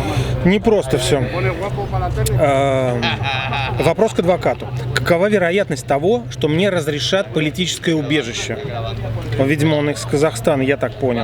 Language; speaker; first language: Russian; native; Russian